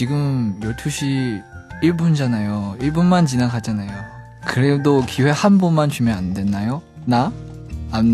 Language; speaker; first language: Korean; non-native, learner; Chinese